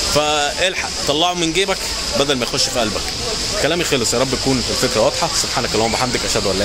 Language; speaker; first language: Arabic; native; Arabic